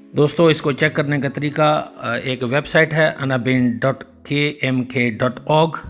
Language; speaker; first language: Urdu; native; Urdu